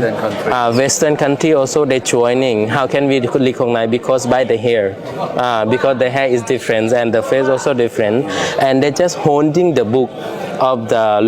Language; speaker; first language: English; non-native, fluent; Lao